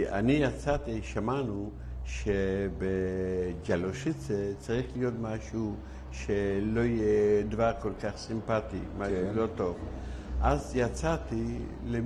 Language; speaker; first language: Hebrew; non-native, fluent; Yiddish